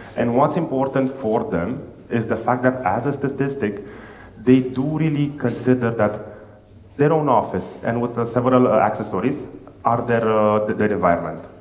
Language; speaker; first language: English; non-native, fluent; Romanian